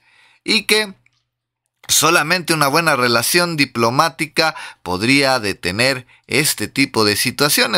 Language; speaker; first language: Spanish; native; Spanish